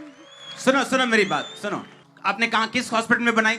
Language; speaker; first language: Hindi; native; Hindi